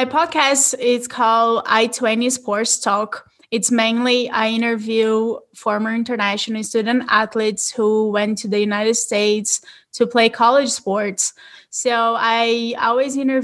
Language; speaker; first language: English; non-native, fluent; Portuguese